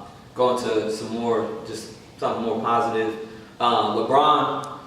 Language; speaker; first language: English; native; English